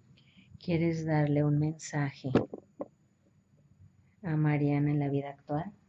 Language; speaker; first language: Spanish; native; Spanish